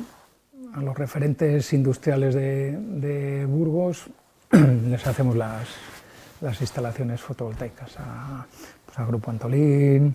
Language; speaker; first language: Spanish; native; Spanish